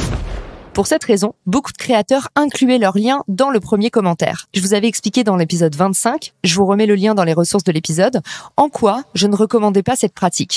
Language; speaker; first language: French; native; French